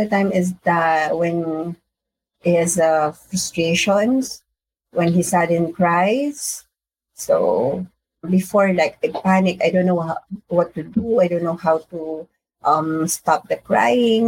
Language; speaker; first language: English; non-native, local second language; Filipino